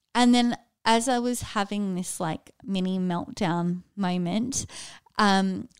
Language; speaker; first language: English; native; English